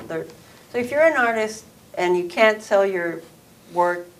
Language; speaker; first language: English; non-native, fluent; Spanish